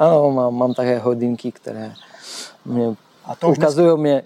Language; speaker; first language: Czech; non-native, learner; Polish